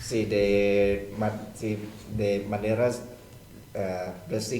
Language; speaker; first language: Spanish; non-native, learner; Thai